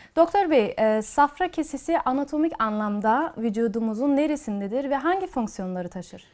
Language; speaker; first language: Turkish; early bilingual, heritage; Turkish